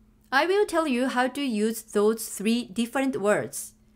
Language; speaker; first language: English; non-native, fluent; Japanese